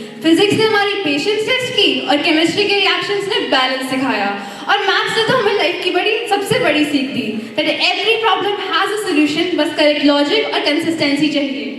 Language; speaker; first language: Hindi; native; Hindi